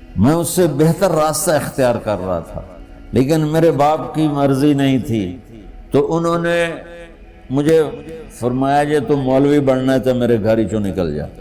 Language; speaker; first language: Urdu; non-native, local second language; Punjabi